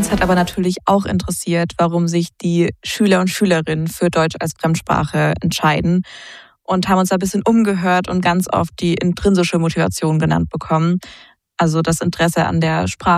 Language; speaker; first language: German; native; German